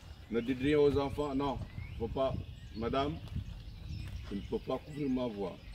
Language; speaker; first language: French; non-native, local second language; Wolof